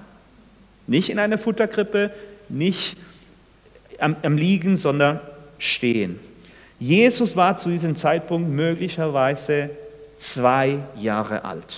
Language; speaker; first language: German; non-native, fluent; Spanish